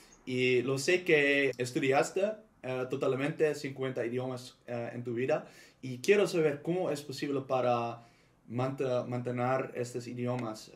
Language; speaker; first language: Spanish; non-native, learner; Dutch